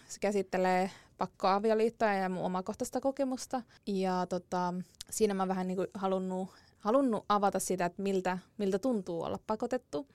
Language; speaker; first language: Finnish; early bilingual, other home language; Arabic